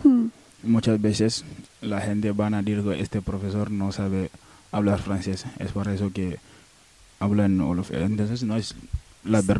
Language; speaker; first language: Spanish; non-native, learner; Wolof